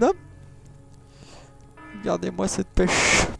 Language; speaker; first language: French; native; French